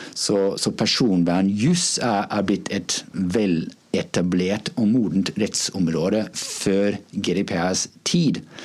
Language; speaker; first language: Norwegian; non-native, fluent; English